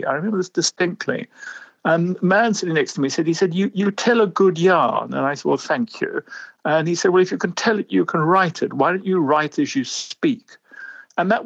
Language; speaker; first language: English; native; English